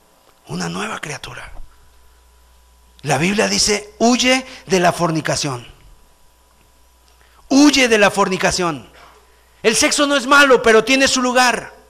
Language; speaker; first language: Spanish; native; Spanish